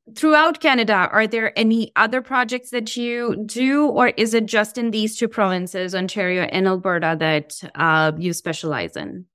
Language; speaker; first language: English; non-native, local second language; Hindi